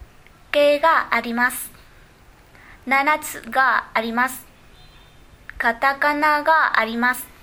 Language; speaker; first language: Japanese; non-native, learner; Vietnamese